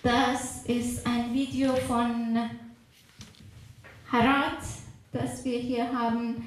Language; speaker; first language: German; non-native, fluent; Persian